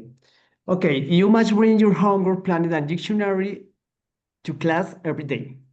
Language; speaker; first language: English; non-native, learner; Spanish